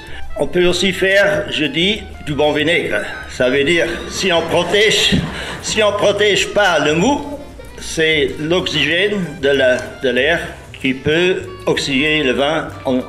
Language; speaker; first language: French; non-native, local second language; Luxembourgish